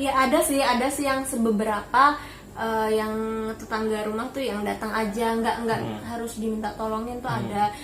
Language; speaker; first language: Indonesian; native; Indonesian